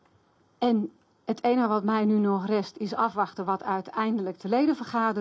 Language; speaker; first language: Dutch; native; Dutch